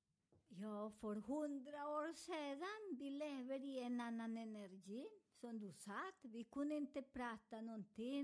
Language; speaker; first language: Swedish; non-native, learner; Spanish